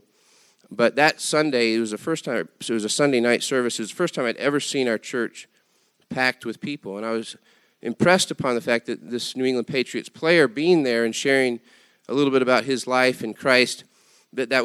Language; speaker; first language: English; native; English